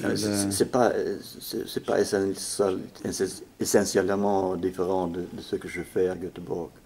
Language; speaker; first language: French; non-native, fluent; Swedish